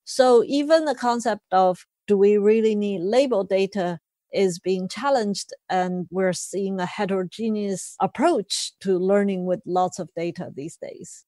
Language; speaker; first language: English; non-native, fluent; Chinese